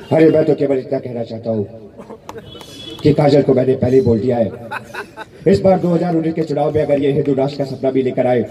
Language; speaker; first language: Hindi; native; Hindi